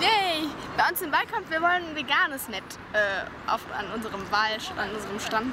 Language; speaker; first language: German; native; German